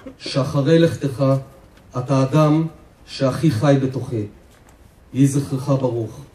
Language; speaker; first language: Hebrew; native; Hebrew